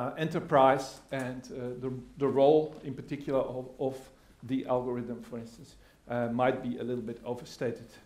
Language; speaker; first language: English; non-native, fluent; Dutch